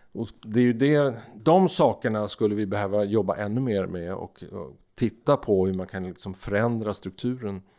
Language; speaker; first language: Swedish; native; Swedish